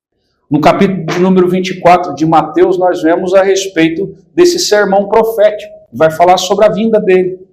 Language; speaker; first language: Portuguese; native; Portuguese